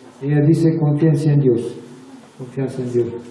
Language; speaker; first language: Spanish; non-native, learner; Bulgarian